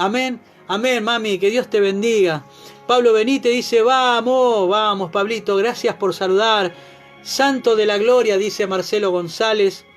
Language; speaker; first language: Spanish; native; Spanish